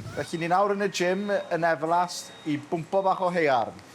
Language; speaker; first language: Welsh; native; Welsh